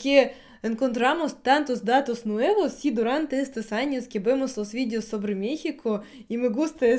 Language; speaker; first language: Spanish; non-native, learner; Russian